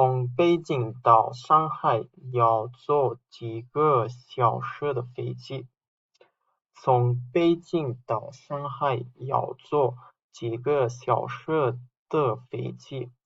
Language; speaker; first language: Chinese; non-native, fluent; Uzbek